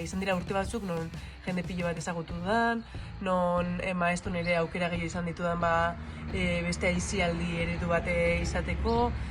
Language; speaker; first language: Basque; non-native, local second language; Spanish